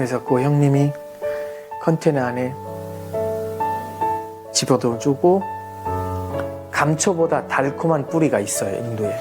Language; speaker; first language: Korean; non-native, fluent; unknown